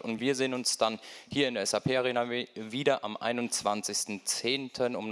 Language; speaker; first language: German; native; German